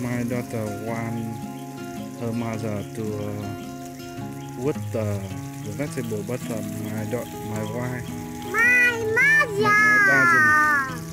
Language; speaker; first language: English; non-native, learner; Vietnamese